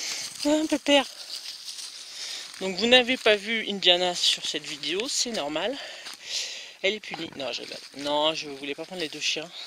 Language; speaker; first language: French; native; French